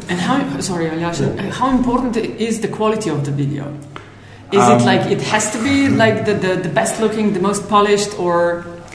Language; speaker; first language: English; non-native, fluent; Slovenian